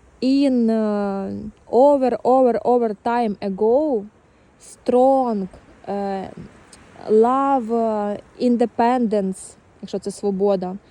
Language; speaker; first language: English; non-native, learner; Ukrainian